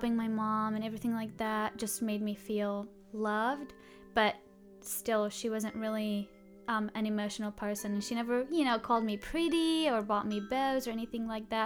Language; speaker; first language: English; non-native, fluent; Arabic